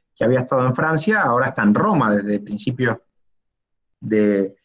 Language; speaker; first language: Spanish; native; Spanish